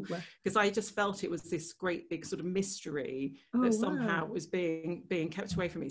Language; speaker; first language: English; native; English